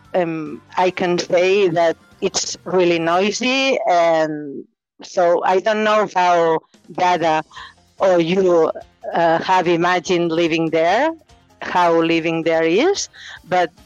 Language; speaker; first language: English; non-native, fluent; Catalan